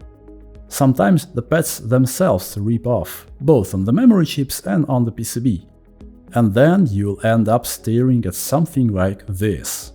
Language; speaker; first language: English; non-native, fluent; Russian